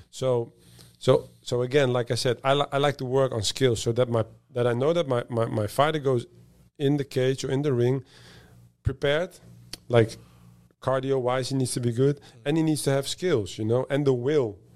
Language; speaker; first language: English; non-native, fluent; Dutch